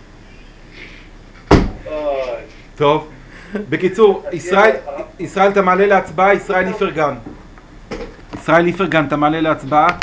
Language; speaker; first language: Hebrew; native; Hebrew